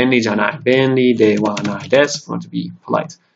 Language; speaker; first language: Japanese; non-native, fluent; English